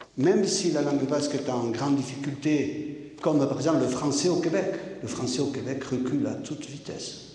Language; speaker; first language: French; non-native, local second language; Basque